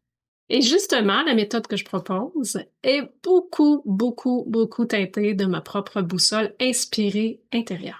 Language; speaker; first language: French; native; French